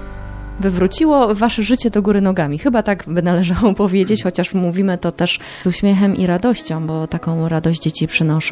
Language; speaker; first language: Polish; native; Polish